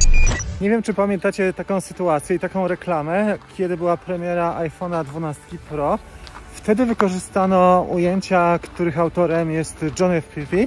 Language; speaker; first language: Polish; native; Polish